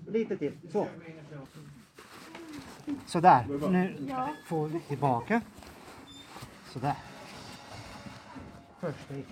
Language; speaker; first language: Swedish; non-native, fluent; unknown